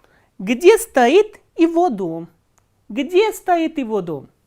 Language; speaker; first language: Russian; non-native, fluent; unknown